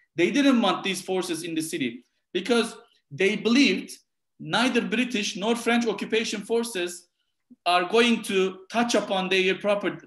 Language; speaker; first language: English; non-native, fluent; Turkish